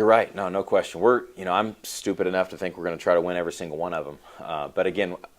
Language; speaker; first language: English; native; English